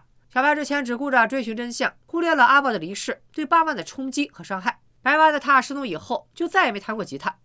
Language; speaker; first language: Chinese; native; Chinese